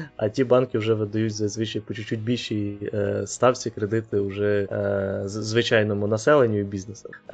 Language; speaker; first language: Ukrainian; non-native, local second language; Russian